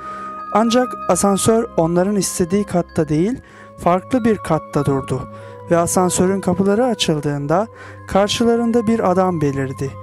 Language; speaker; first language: Turkish; native; Turkish